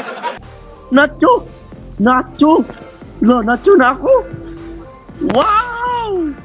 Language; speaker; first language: Filipino; non-native, local second language; Cebuano